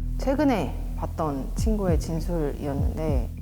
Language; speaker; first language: Korean; native; Korean